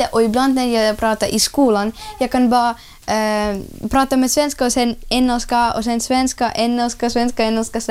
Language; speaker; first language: Swedish; early bilingual, other home language; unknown